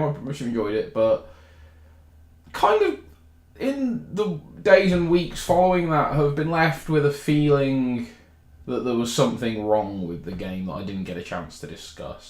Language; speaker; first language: English; native; English